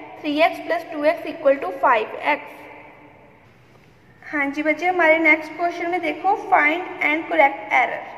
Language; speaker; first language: Hindi; non-native, local second language; Punjabi